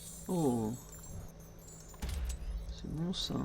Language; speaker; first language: French; native; French